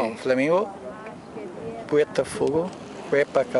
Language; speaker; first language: Spanish; non-native, learner; Portuguese